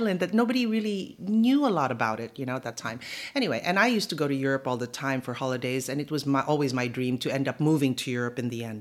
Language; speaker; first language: English; native; English